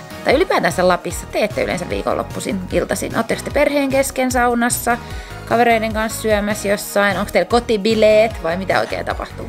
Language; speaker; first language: Finnish; native; Finnish